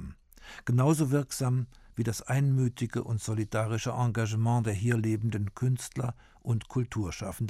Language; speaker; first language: German; native; German